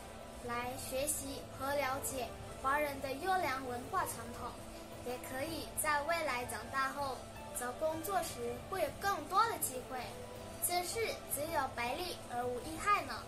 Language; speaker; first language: Chinese; non-native, local second language; Malay